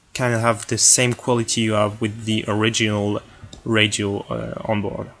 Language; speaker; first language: English; non-native, fluent; French